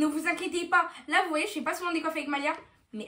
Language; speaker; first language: French; native; French